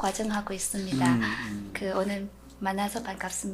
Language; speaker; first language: Korean; non-native, fluent; Vietnamese